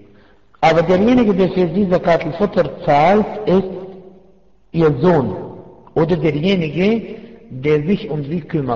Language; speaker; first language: German; non-native, fluent; Arabic